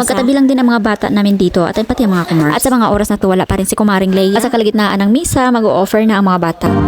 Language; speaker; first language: Filipino; non-native, local second language; Cebuano